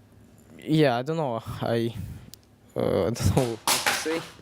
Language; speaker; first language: English; non-native, learner; Russian